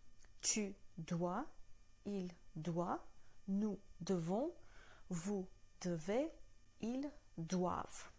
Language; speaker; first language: French; non-native, fluent; Armenian